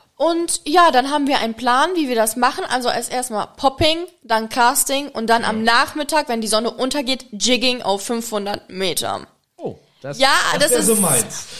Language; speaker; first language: German; non-native, fluent; Czech